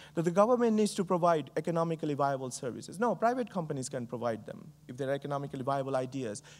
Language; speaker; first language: English; non-native, local second language; Bangla